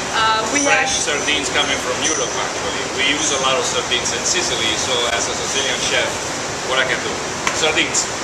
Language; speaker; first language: English; non-native, fluent; Italian